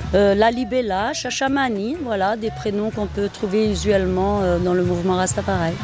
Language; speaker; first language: French; native; French